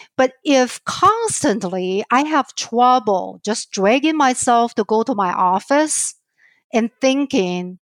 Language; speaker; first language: English; non-native, fluent; Chinese